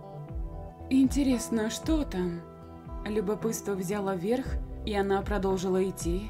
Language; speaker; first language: Russian; native; Russian